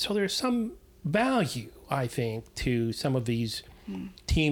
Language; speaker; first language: English; native; English